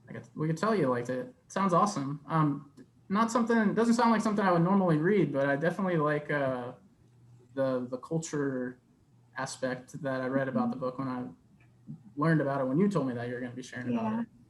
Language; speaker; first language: English; native; English